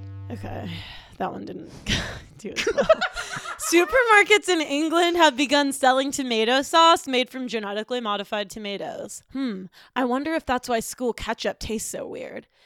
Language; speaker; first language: English; native; English